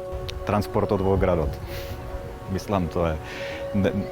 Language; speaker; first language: Macedonian; non-native, fluent; Czech